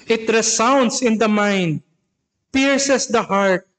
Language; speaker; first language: English; non-native, local second language; Filipino